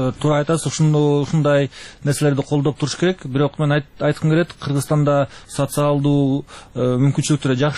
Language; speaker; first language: Kyrgyz; native; Kyrgyz